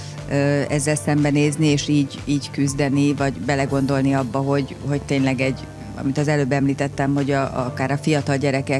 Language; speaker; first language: Hungarian; native; Hungarian